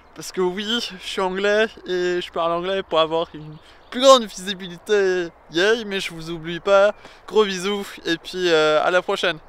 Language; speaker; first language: French; non-native, fluent; English